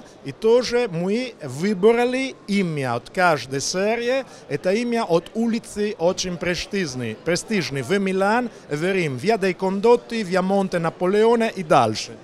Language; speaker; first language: Russian; non-native, learner; Italian